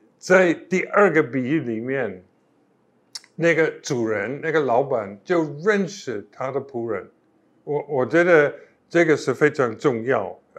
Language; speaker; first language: Chinese; non-native, fluent; English